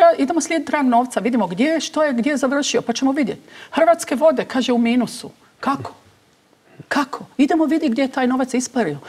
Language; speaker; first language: Croatian; early bilingual, heritage; Croatian